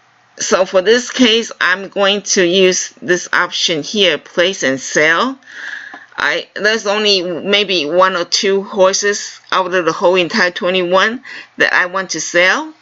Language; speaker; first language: English; non-native, fluent; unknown